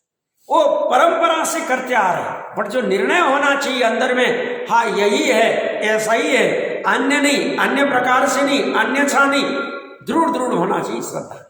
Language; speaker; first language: Hindi; native; Hindi